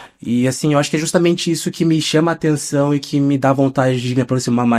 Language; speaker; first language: Portuguese; native; Portuguese